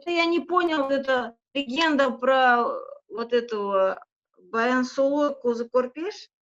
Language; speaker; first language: Russian; non-native, local second language; Kazakh